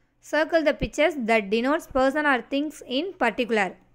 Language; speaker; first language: English; non-native, local second language; Tamil